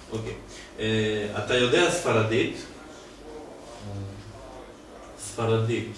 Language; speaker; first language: Hebrew; non-native, fluent; Serbian